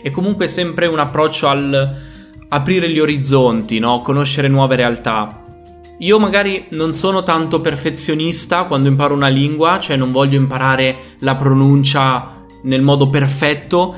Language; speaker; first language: Italian; native; Italian